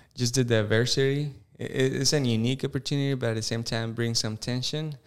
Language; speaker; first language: English; non-native, fluent; Spanish